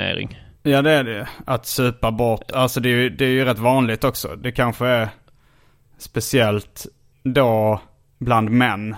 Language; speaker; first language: Swedish; native; Swedish